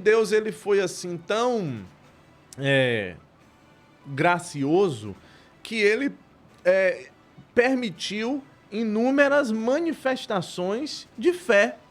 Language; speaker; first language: Portuguese; native; Portuguese